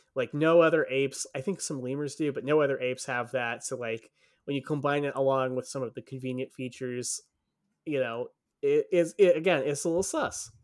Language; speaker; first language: English; native; English